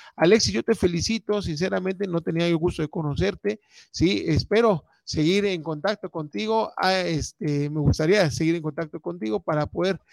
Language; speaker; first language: Spanish; native; Spanish